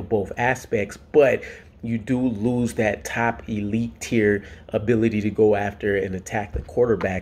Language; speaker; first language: English; native; English